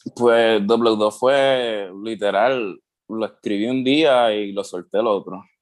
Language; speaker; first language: Spanish; native; Spanish